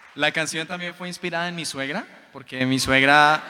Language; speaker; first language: Spanish; native; Spanish